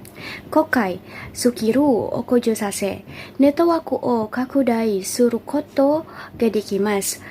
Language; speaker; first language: Japanese; non-native, learner; Indonesian